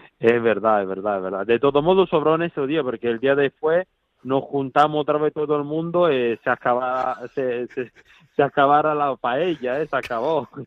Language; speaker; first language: Spanish; non-native, fluent; Italian